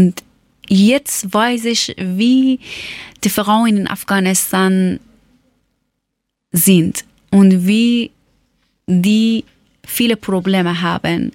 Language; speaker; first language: German; non-native, learner; Persian